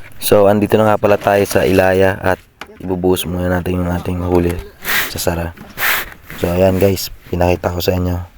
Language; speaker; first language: Filipino; native; Filipino